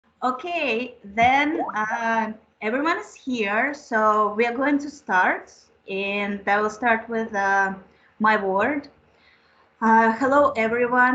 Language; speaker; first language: English; non-native, fluent; Russian